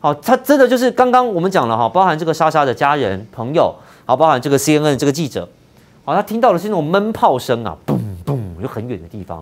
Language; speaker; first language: Chinese; native; Chinese